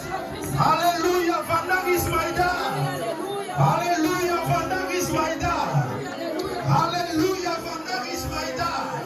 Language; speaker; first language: Dutch; non-native, fluent; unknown